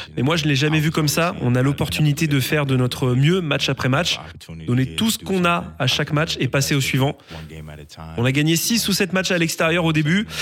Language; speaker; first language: French; non-native, fluent; English